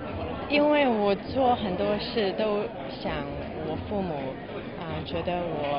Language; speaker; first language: Chinese; non-native, local second language; Cantonese